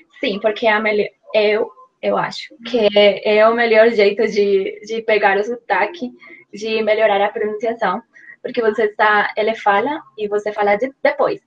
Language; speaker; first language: Portuguese; non-native, fluent; Spanish